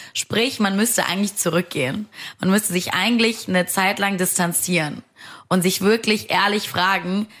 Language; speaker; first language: German; early bilingual, other home language; Romanian